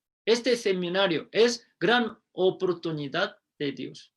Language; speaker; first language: Spanish; non-native, fluent; Korean